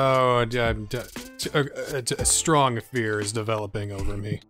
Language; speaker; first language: English; native; English